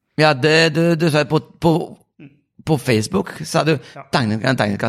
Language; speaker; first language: Norwegian; non-native, fluent; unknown